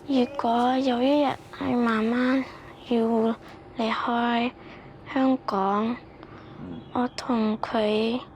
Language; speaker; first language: Cantonese; early bilingual, other home language; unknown